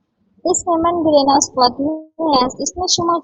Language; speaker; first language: Persian; non-native, learner; Urdu